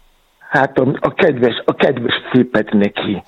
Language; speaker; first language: Hungarian; non-native, fluent; Yoruba